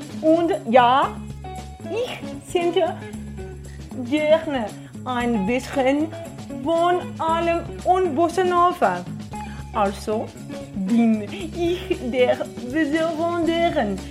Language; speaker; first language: German; non-native, learner; Portuguese